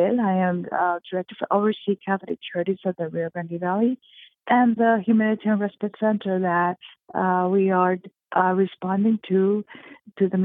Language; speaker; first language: English; native; English